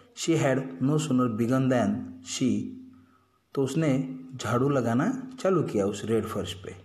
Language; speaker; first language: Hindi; non-native, local second language; Marathi